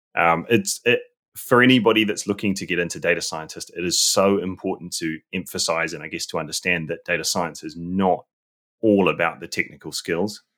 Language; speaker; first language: English; native; English